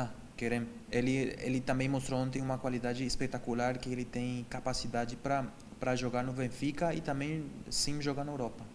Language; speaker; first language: Portuguese; non-native, fluent; Spanish